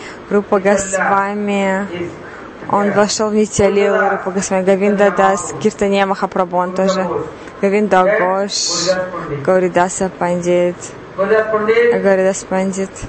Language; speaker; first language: Russian; non-native, learner; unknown